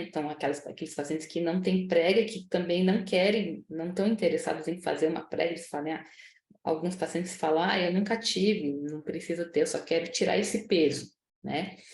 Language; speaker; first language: Portuguese; native; Portuguese